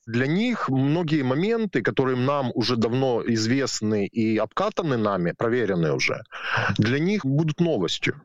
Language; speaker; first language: Russian; native; Russian